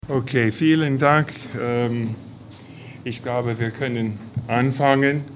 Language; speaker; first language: German; non-native, fluent; English